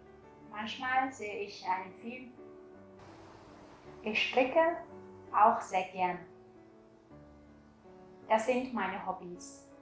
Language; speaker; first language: German; non-native, fluent; Vietnamese